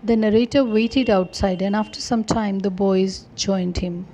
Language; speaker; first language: English; non-native, local second language; Punjabi